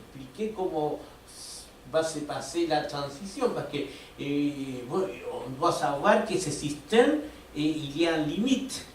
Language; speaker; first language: French; non-native, fluent; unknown